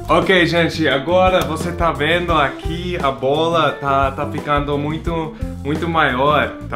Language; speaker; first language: Portuguese; non-native, fluent; English